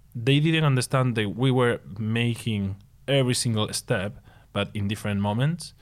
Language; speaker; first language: English; non-native, fluent; Spanish